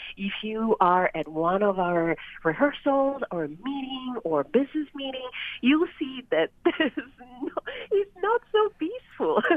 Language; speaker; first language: English; non-native, fluent; Italian